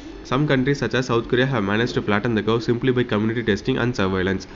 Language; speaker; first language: English; non-native, local second language; Tamil